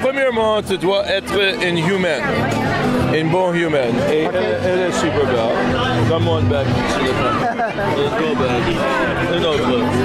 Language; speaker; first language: French; non-native, learner; English